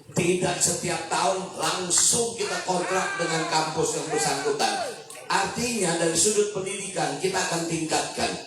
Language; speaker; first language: Indonesian; native; Indonesian